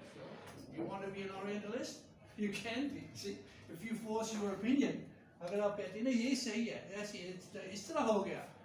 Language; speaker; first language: Hindi; non-native, fluent; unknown